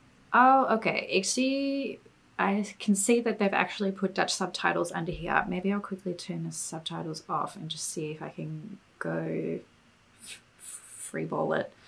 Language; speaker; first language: English; native; English